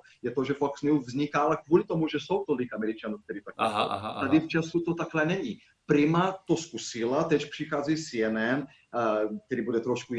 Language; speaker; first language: Czech; non-native, fluent; Portuguese